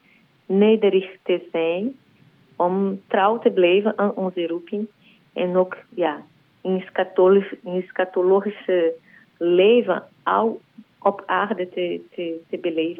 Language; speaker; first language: Dutch; non-native, learner; Portuguese